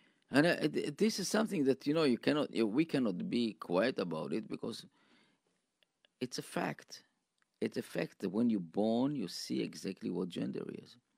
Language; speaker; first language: English; non-native, fluent; Hebrew